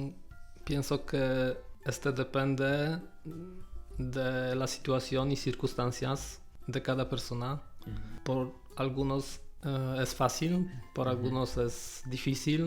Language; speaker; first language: Spanish; non-native, learner; Polish